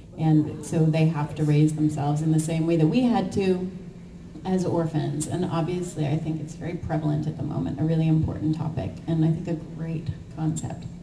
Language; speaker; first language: English; native; English